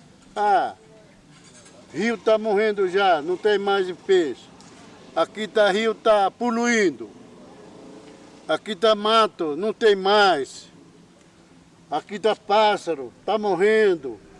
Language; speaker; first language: Portuguese; non-native, local second language; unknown